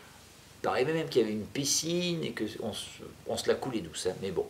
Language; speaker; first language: French; native; French